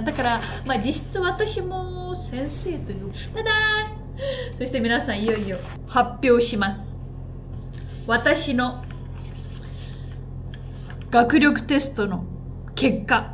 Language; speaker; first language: Japanese; native; Japanese